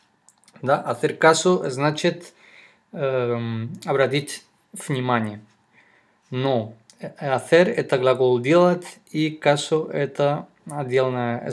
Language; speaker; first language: Russian; non-native, fluent; Spanish